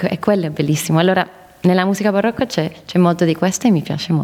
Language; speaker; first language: Italian; non-native, fluent; English